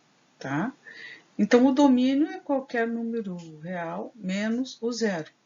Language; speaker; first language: Portuguese; native; Portuguese